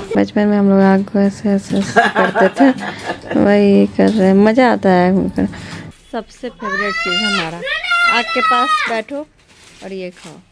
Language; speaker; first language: Hindi; native; Hindi